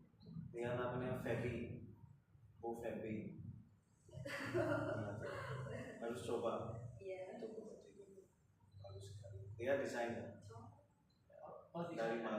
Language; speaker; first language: Indonesian; non-native, fluent; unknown